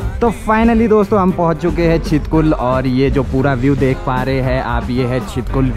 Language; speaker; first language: Hindi; non-native, local second language; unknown